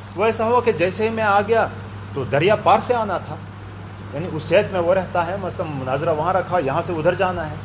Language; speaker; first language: Urdu; non-native, local second language; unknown